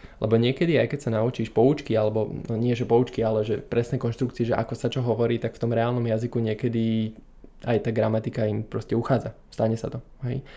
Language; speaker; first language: Slovak; native; Slovak